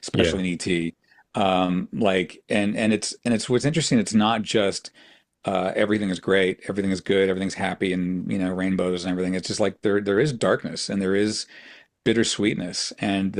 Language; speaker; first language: English; native; English